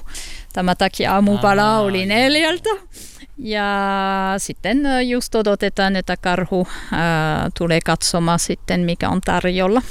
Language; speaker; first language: Finnish; non-native, learner; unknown